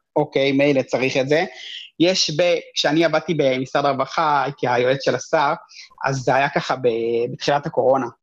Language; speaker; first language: Hebrew; non-native, fluent; English